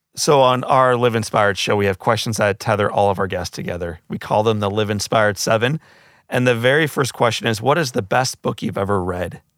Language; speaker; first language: English; native; English